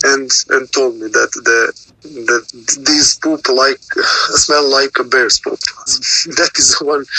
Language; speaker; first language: English; non-native, learner; Serbian